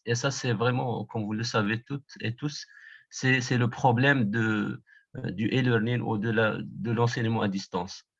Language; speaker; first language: French; non-native, local second language; Arabic